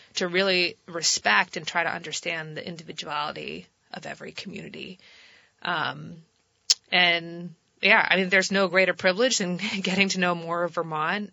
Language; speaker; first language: English; native; English